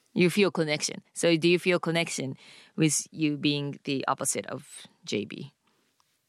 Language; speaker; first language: English; non-native, fluent; Japanese